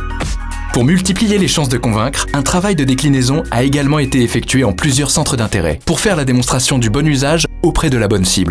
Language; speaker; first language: French; native; French